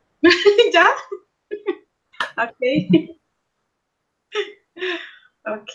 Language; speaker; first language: English; non-native, learner; Spanish